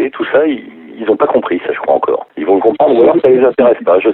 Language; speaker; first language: French; native; French